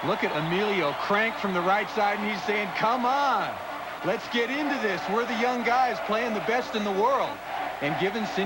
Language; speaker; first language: English; native; English